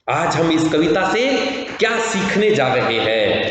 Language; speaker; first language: Hindi; non-native, local second language; Kannada